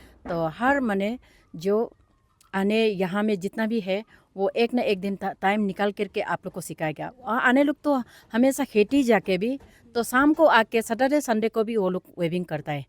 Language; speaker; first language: Hindi; non-native, local second language; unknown